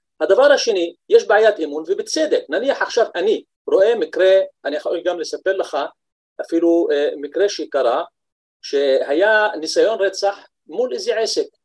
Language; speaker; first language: Hebrew; non-native, local second language; Arabic